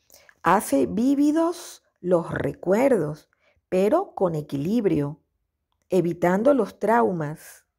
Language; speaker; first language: Spanish; native; Spanish